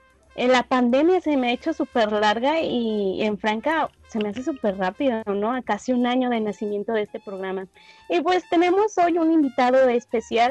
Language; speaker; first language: Spanish; native; Spanish